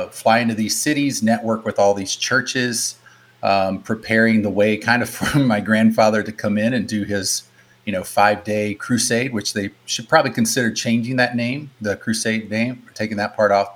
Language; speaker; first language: English; native; English